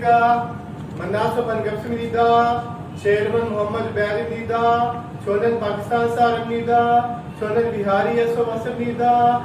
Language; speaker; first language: Korean; non-native, learner; Urdu